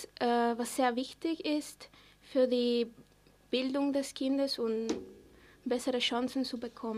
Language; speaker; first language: German; non-native, fluent; Spanish